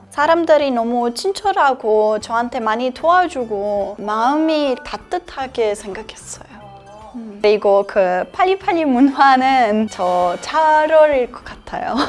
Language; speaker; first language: Korean; non-native, learner; Serbian